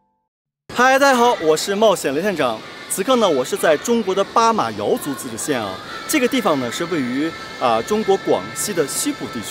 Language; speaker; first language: Chinese; native; Chinese